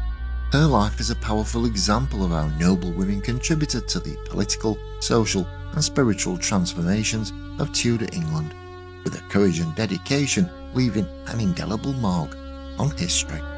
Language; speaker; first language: English; native; English